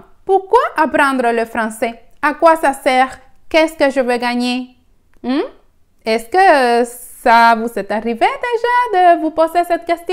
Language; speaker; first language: French; non-native, fluent; Spanish